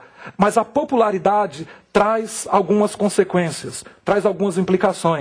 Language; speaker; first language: Portuguese; native; Portuguese